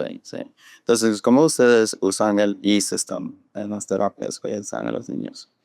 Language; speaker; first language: Spanish; non-native, fluent; English